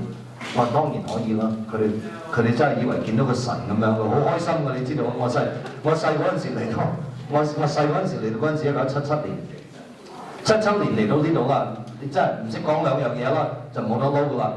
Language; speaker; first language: Cantonese; native; Cantonese